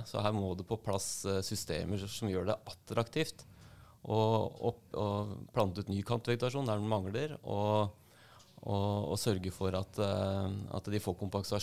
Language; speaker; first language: Norwegian; native; Norwegian